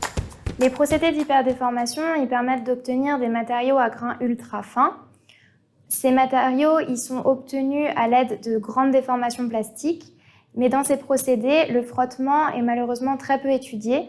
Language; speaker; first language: French; native; French